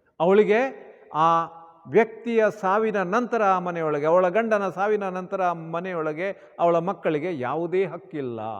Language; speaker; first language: Kannada; non-native, local second language; Tulu